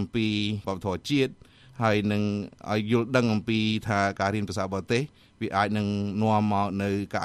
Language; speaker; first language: Khmer; native; Khmer